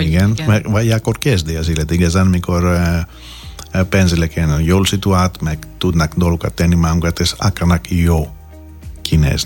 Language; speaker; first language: Hungarian; non-native, fluent; Greek